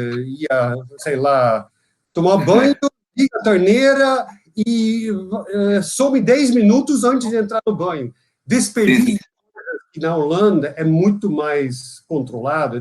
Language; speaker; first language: Portuguese; non-native, fluent; Dutch